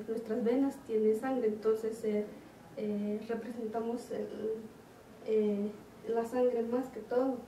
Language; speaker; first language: Spanish; non-native, local second language; Kaqchikel